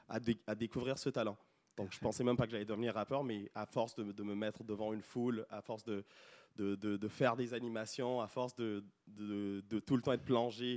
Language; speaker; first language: French; non-native, local second language; Lingala